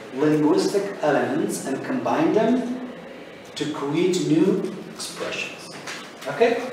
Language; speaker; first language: English; non-native, fluent; Turkish